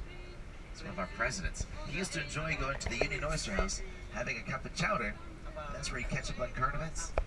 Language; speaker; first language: English; native; English